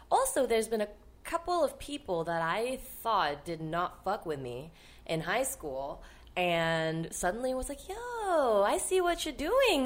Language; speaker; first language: English; non-native, local second language; Cantonese